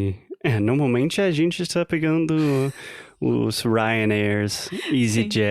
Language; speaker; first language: Portuguese; non-native, fluent; English